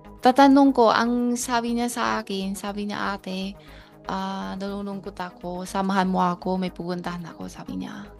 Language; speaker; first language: Filipino; non-native, learner; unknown